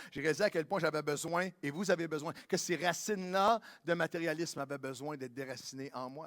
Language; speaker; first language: French; native; French